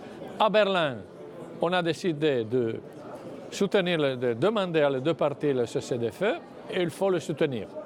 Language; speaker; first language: French; non-native, fluent; Italian